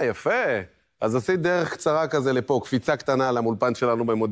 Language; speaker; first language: Hebrew; native; Hebrew